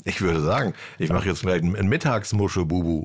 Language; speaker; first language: German; native; German